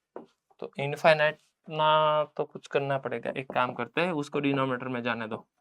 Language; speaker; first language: Hindi; non-native, local second language; Gujarati